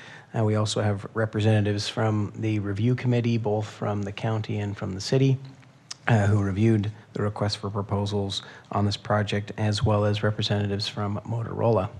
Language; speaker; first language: English; native; English